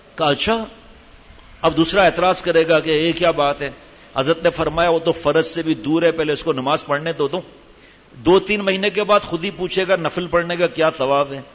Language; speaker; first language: Urdu; native; Urdu